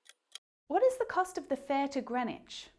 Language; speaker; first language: English; native; English